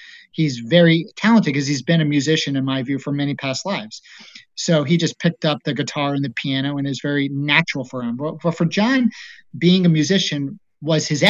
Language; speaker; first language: English; native; English